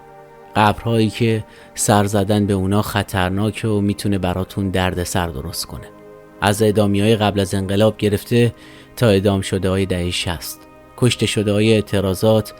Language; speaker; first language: Persian; native; Persian